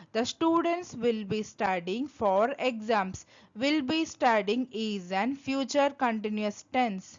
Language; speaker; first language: English; non-native, local second language; Telugu